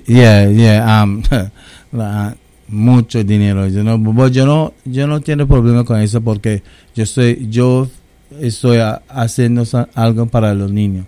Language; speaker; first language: Spanish; early bilingual, heritage; English